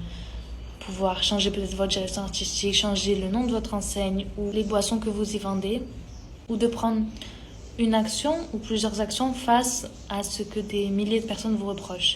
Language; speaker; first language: French; early bilingual, other home language; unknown